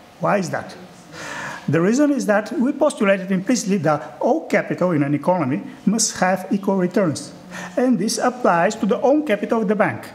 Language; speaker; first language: English; non-native, fluent; Bulgarian